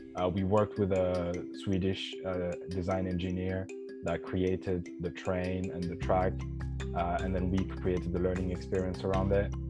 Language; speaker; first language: English; non-native, fluent; French